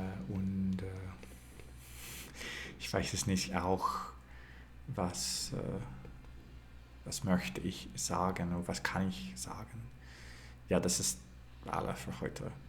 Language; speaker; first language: German; non-native, learner; English